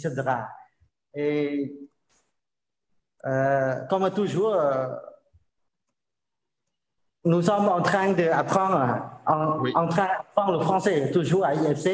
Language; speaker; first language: French; non-native, learner; Khmer